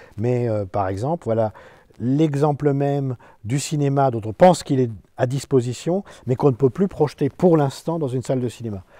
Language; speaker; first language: French; native; French